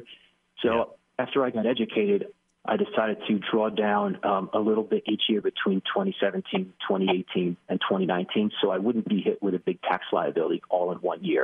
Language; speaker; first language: English; native; English